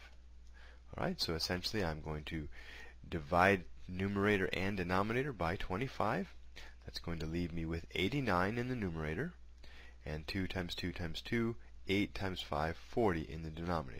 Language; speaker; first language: English; native; English